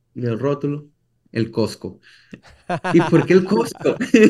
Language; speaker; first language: Spanish; native; Spanish